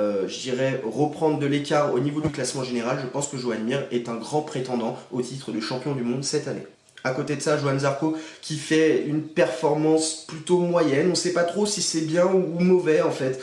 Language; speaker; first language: French; native; French